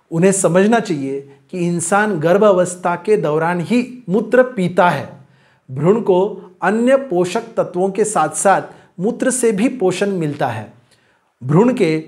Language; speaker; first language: Hindi; non-native, local second language; Marathi